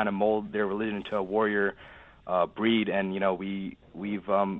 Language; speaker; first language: English; native; English